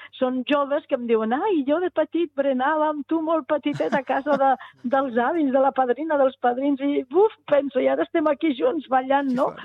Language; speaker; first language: Catalan; native; Catalan